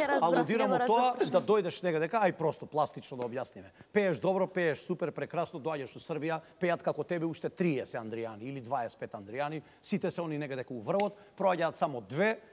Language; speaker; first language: Macedonian; native; Macedonian